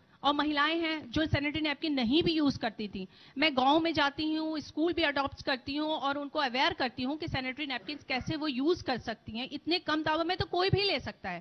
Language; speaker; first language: Hindi; native; Hindi